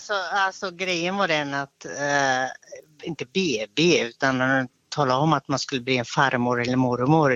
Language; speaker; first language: Swedish; native; Swedish